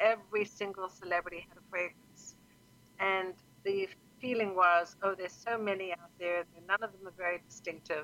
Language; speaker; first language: English; native; English